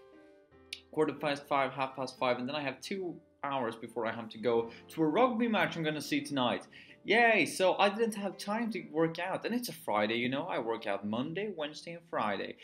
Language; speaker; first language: English; non-native, fluent; Swedish